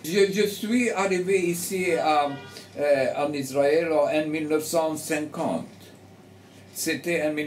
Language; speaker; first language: French; early bilingual, heritage; French